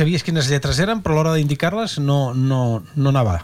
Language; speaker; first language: Catalan; native; Catalan